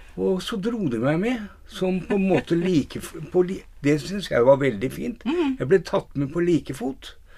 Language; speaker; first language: Norwegian; native; Norwegian